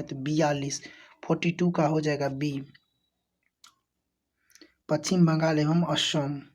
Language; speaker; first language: Hindi; native; Hindi